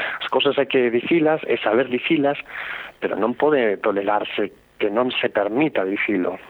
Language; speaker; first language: Galician; non-native, local second language; Spanish